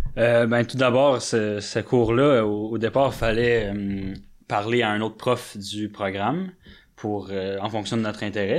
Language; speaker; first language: French; native; French